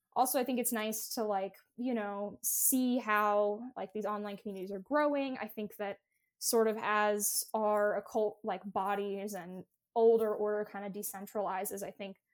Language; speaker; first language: English; native; English